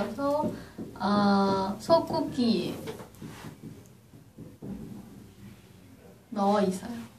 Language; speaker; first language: Korean; non-native, learner; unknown